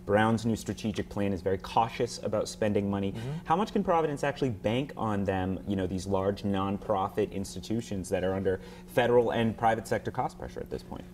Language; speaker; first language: English; native; English